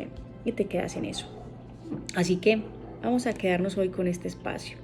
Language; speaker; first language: Spanish; native; Spanish